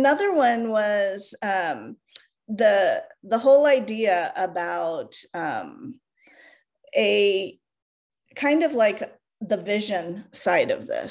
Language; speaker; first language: English; non-native, local second language; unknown